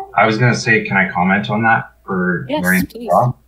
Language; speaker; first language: English; native; English